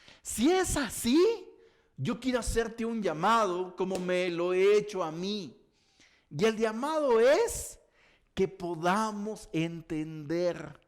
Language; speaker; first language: Spanish; native; Spanish